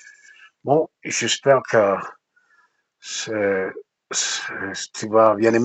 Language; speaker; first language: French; non-native, fluent; Spanish